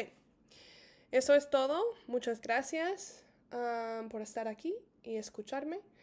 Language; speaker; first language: Spanish; non-native, fluent; English